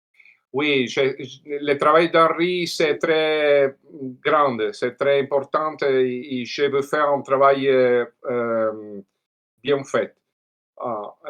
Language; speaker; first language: French; non-native, learner; Italian